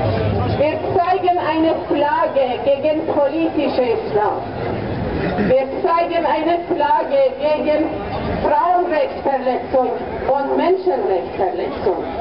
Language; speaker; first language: German; non-native, fluent; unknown